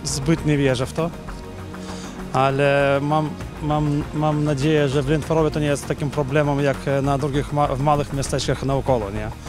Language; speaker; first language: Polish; non-native, local second language; Lithuanian